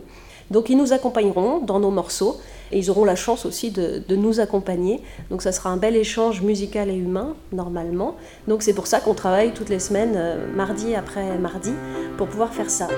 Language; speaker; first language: French; native; French